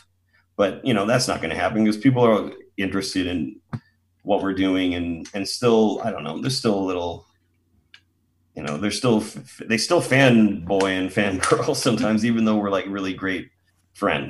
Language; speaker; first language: English; native; English